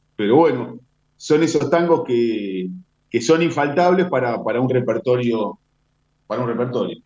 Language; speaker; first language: Spanish; native; Spanish